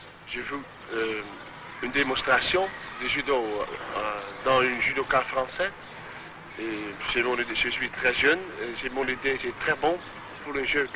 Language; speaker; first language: French; non-native, learner; Dutch